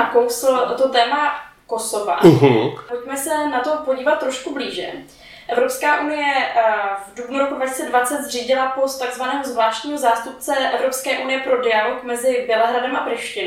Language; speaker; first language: Czech; native; Czech